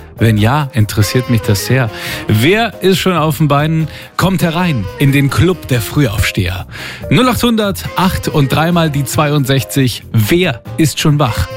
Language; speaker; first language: German; native; German